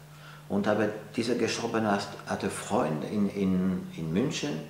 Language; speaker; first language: German; non-native, fluent; French